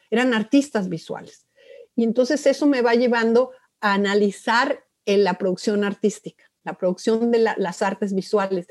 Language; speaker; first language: Spanish; native; Spanish